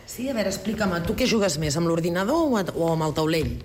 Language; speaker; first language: Catalan; native; Catalan